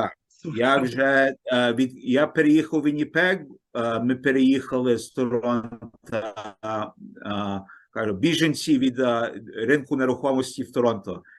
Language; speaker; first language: Ukrainian; early bilingual, heritage; Ukrainian